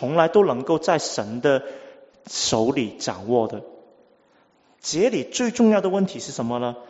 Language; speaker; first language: Chinese; non-native, local second language; Cantonese